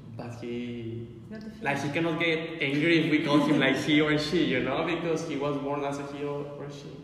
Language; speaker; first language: English; non-native, fluent; Spanish